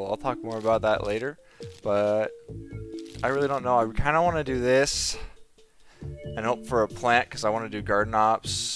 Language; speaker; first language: English; native; English